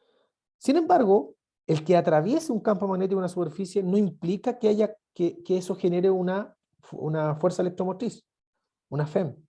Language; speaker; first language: Spanish; native; Spanish